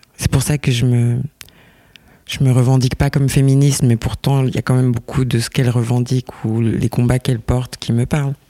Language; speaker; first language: French; native; French